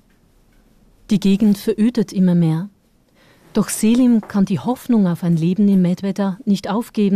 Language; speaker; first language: German; native; German